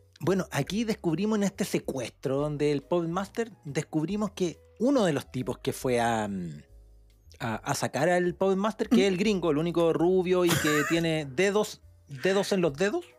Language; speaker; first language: Spanish; native; Spanish